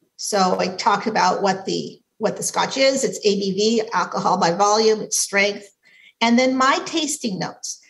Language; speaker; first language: English; native; English